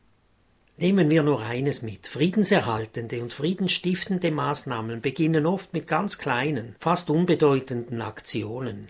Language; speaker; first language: German; native; German